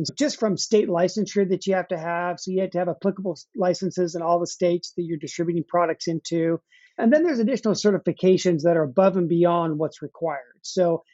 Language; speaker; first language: English; native; English